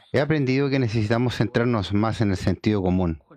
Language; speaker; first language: Spanish; non-native, fluent; Chinese